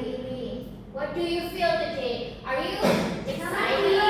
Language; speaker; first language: English; non-native, learner; Indonesian